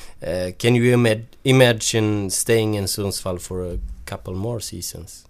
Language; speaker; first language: English; non-native, fluent; Swedish